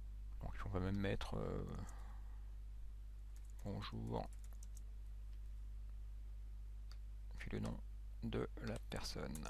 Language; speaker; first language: French; native; French